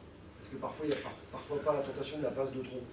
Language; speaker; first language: French; native; French